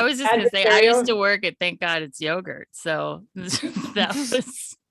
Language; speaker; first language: English; native; English